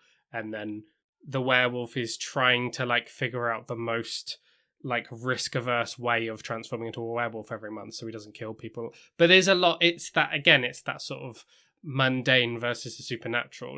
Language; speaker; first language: English; native; English